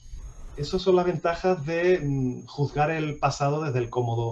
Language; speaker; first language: Spanish; native; Spanish